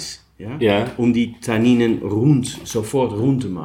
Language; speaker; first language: German; non-native, learner; Dutch